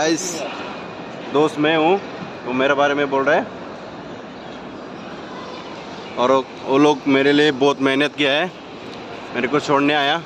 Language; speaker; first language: Hindi; non-native, local second language; Assamese